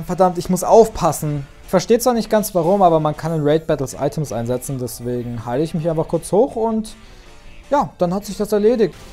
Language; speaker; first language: German; native; German